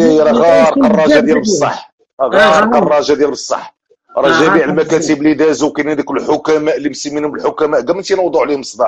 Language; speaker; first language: Arabic; native; Arabic